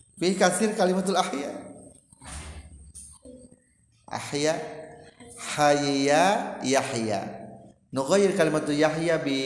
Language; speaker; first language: Arabic; non-native, fluent; Indonesian